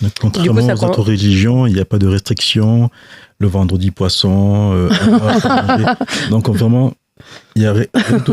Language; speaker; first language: French; native; French